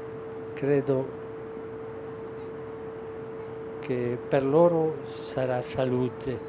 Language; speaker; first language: Italian; non-native, fluent; Spanish